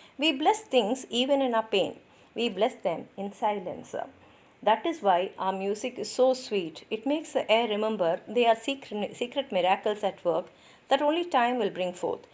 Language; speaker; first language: English; non-native, local second language; Tamil